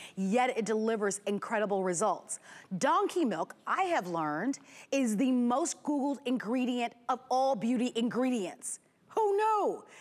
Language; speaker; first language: English; native; English